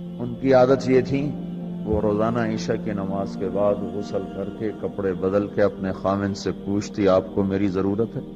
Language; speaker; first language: Urdu; non-native, local second language; Punjabi